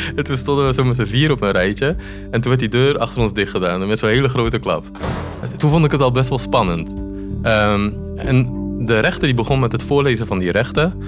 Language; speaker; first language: Dutch; early bilingual, other home language; Polish